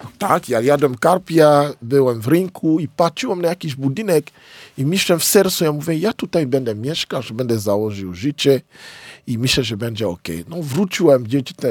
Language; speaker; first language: Polish; non-native, fluent; Lingala